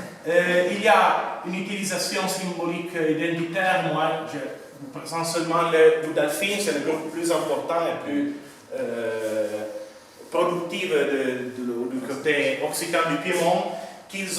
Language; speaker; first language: French; non-native, fluent; Italian